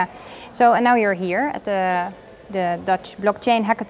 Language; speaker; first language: English; non-native, fluent; Dutch